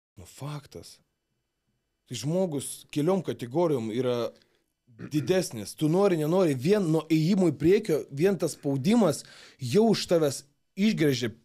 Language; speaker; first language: Lithuanian; non-native, local second language; Russian